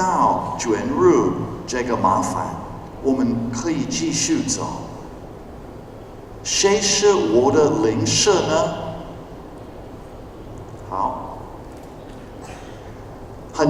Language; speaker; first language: Chinese; non-native, fluent; English